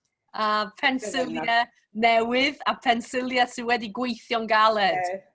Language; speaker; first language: Welsh; native; Welsh